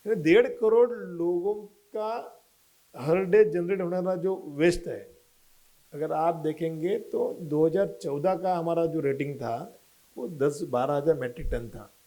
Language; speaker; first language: Hindi; non-native, local second language; Marathi